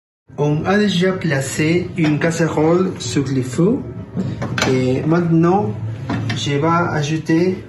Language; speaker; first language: French; non-native, learner; Spanish